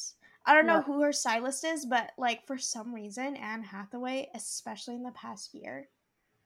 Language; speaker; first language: English; native; English